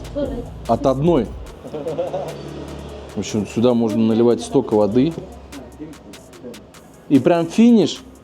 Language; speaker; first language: Russian; native; Russian